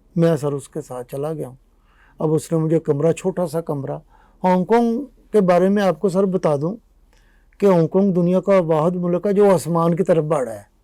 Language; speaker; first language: Urdu; non-native, local second language; Punjabi